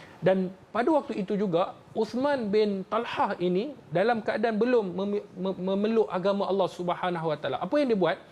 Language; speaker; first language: Malay; native; Malay